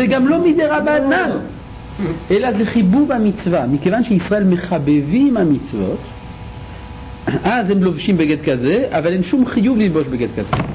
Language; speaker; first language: Hebrew; native; Hebrew